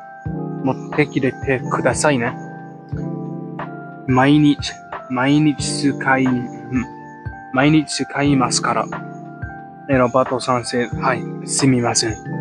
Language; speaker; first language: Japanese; non-native, learner; English